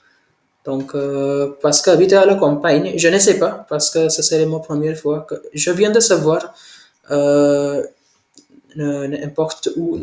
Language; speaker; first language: French; non-native, learner; Hindi